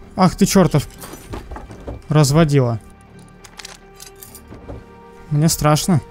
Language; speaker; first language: Russian; native; Russian